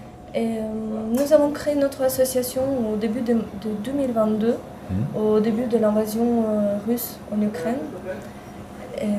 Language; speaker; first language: French; non-native, fluent; Ukrainian